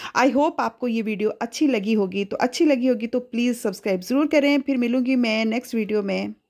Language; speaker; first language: Hindi; native; Hindi